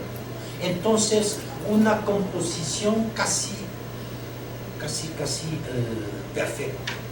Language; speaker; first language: Spanish; non-native, learner; Chinese